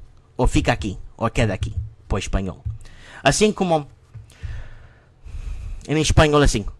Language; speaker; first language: Portuguese; non-native, learner; English